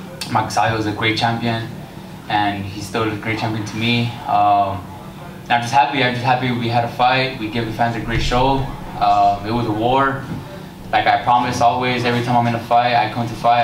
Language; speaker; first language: English; early bilingual, other home language; Spanish